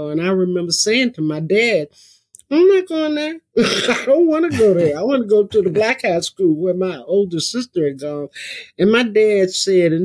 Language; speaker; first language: English; native; English